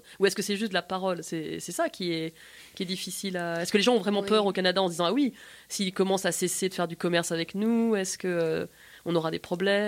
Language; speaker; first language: French; native; French